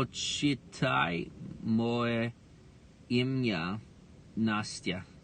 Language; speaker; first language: Russian; non-native, learner; English